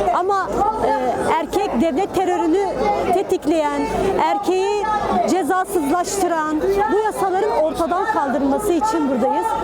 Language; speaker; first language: Turkish; non-native, local second language; Kurdish